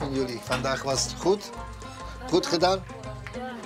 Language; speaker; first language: Dutch; non-native, learner; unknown